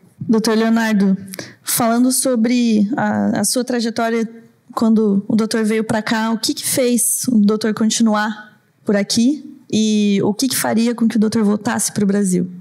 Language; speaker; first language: Portuguese; native; Portuguese